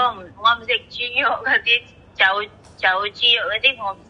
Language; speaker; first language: Cantonese; non-native, learner; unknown